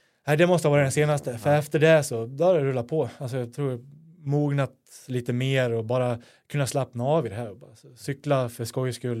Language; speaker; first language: Swedish; native; Swedish